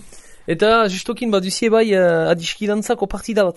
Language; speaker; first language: Basque; native; Basque